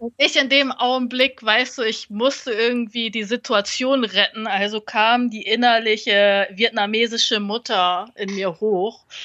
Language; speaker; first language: German; early bilingual, other home language; Vietnamese